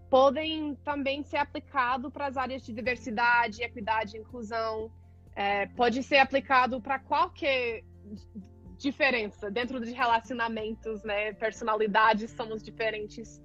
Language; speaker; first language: Portuguese; non-native, fluent; English